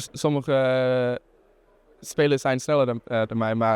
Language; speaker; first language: Dutch; non-native, fluent; English